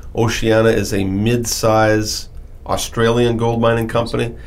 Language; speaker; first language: English; native; English